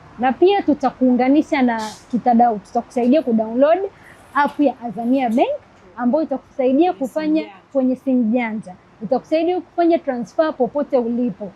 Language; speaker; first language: Swahili; native; Swahili